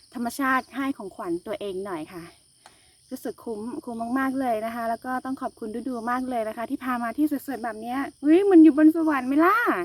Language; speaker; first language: Thai; native; Thai